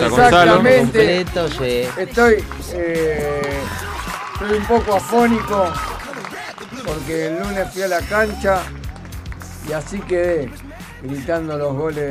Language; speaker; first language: Spanish; native; Spanish